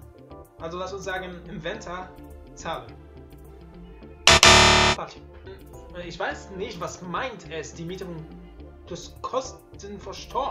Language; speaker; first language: German; non-native, learner; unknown